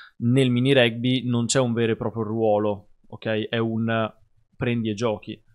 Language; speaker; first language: Italian; native; Italian